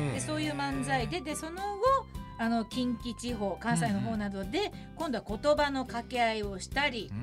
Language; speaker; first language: Japanese; native; Japanese